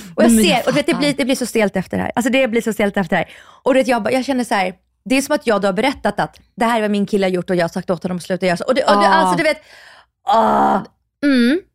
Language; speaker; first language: Swedish; non-native, fluent; Russian